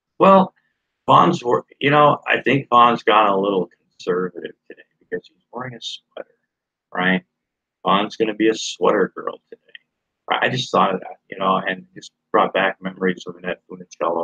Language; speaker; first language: English; native; English